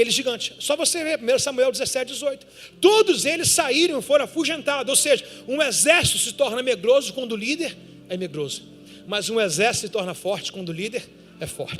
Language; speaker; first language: Portuguese; native; Portuguese